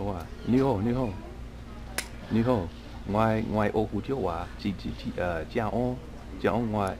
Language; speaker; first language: Chinese; non-native, fluent; English